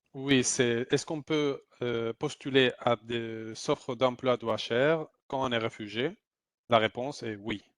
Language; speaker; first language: French; non-native, fluent; Spanish